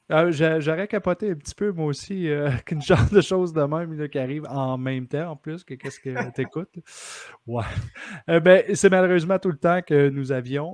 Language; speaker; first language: French; native; French